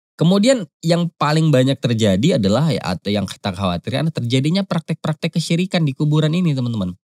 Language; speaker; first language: Indonesian; native; Indonesian